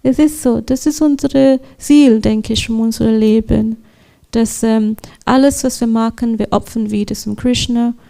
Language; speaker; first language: German; non-native, learner; English